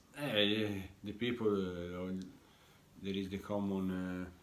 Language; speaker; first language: English; non-native, learner; Italian